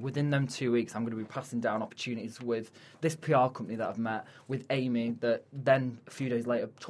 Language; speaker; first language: English; native; English